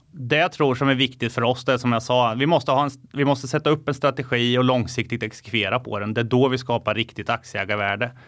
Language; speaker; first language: Swedish; native; Swedish